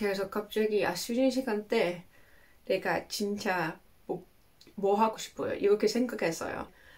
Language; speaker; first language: Korean; non-native, learner; Dutch